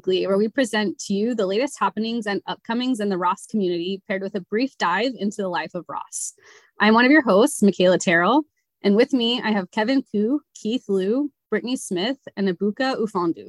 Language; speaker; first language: English; native; English